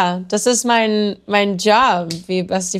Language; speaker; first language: German; non-native, learner; English